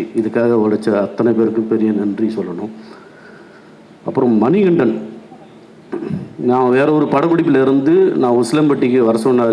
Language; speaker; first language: Tamil; native; Tamil